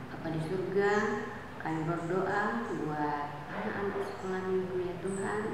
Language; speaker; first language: Indonesian; native; Indonesian